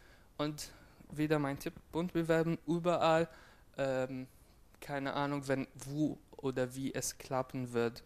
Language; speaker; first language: German; non-native, fluent; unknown